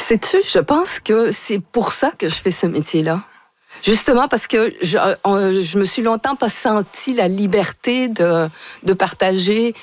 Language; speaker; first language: French; native; French